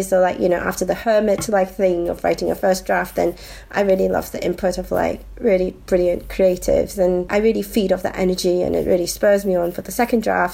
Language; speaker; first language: English; non-native, local second language; Cantonese